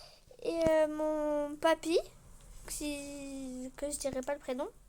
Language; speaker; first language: French; native; French